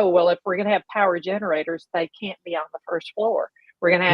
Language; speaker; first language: English; native; English